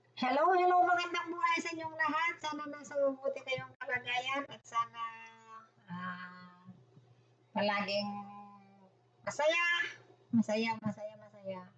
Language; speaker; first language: Filipino; non-native, local second language; Iloko